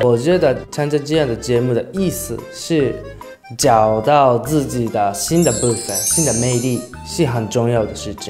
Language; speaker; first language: Chinese; non-native, learner; Japanese